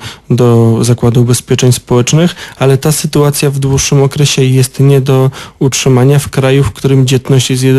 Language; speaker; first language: Polish; native; Polish